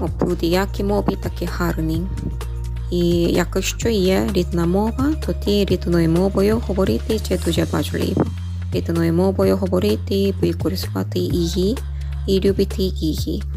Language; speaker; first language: Ukrainian; non-native, learner; Korean